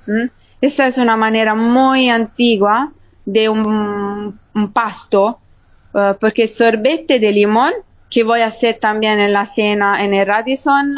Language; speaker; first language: Spanish; non-native, fluent; Italian